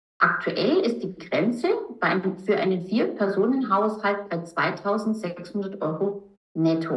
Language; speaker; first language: German; native; German